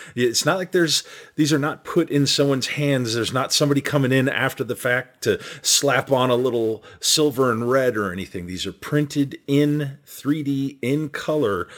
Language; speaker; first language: English; native; English